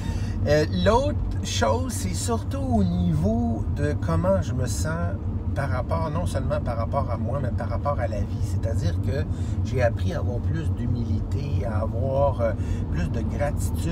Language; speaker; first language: French; native; French